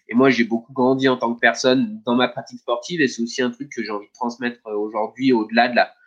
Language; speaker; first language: French; native; French